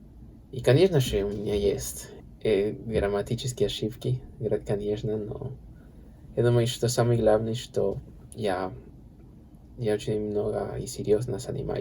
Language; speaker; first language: Russian; non-native, learner; Spanish